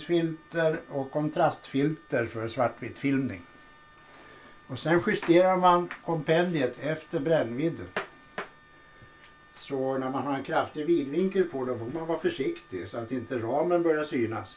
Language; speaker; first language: Swedish; native; Swedish